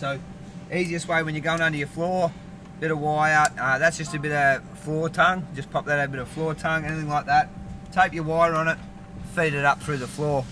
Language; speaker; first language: English; native; English